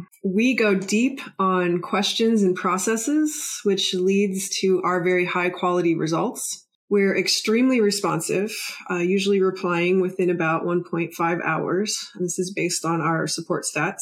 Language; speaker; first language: English; native; English